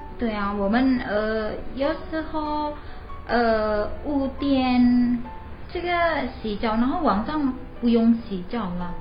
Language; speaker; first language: Chinese; non-native, learner; Indonesian